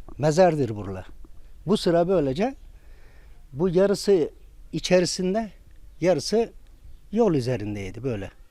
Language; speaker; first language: Turkish; native; Turkish